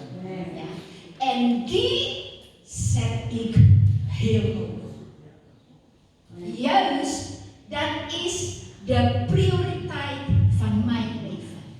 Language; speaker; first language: Dutch; non-native, fluent; Indonesian